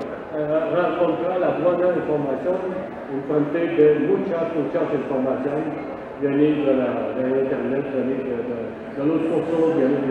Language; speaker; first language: Spanish; non-native, learner; French